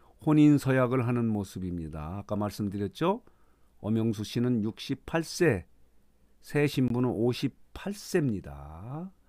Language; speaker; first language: Korean; native; Korean